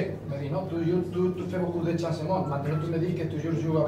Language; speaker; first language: French; non-native, learner; Spanish